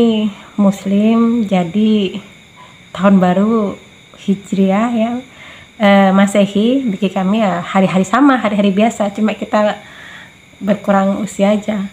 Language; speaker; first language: Indonesian; native; Indonesian